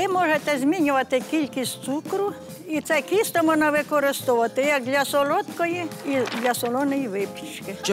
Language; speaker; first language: Ukrainian; native; Ukrainian